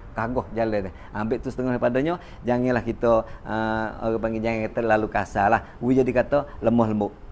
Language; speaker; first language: Malay; native; Malay